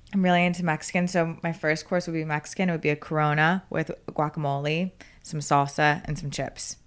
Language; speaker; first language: English; native; English